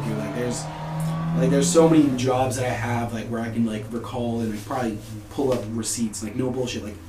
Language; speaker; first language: English; early bilingual, other home language; Spanish